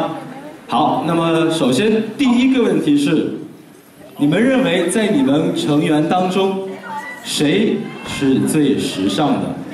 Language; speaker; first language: Chinese; native; Chinese